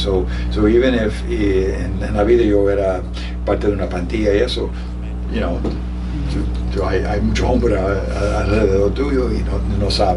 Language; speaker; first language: Spanish; early bilingual, heritage; Spanish